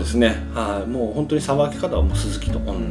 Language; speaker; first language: Japanese; native; Japanese